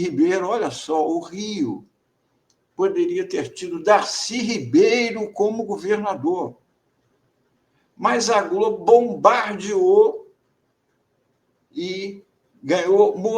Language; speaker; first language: Portuguese; native; Portuguese